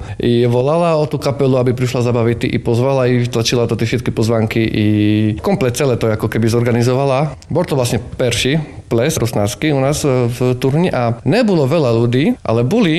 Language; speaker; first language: Slovak; non-native, local second language; Rusyn